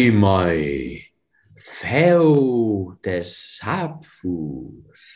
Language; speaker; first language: Greek; non-native, learner; English